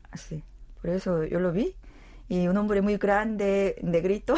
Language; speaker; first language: Spanish; non-native, learner; Korean